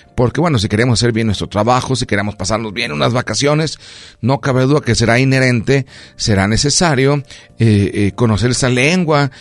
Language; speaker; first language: Spanish; native; Spanish